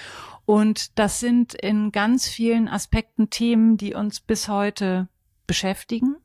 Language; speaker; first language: German; native; German